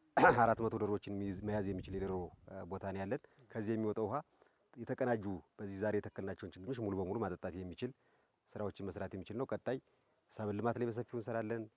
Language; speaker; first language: Amharic; native; Amharic